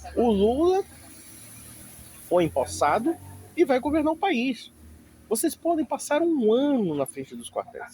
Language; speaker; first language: Portuguese; native; Portuguese